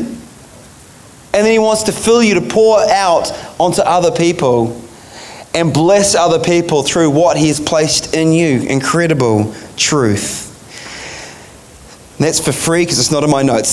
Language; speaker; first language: English; native; English